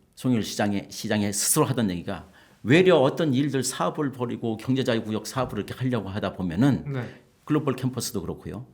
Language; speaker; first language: Korean; native; Korean